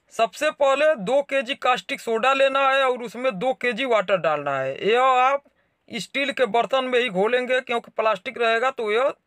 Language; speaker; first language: Hindi; native; Hindi